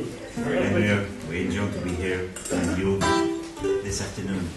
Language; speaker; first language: English; non-native, learner; French